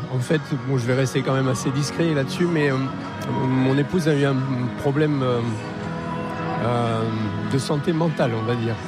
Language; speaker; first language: French; native; French